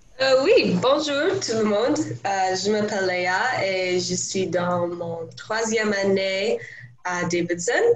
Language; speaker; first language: French; non-native, learner; English